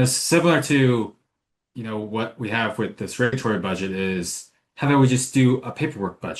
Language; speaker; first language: English; native; English